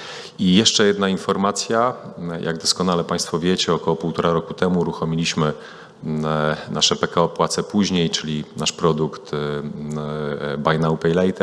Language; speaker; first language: Polish; native; Polish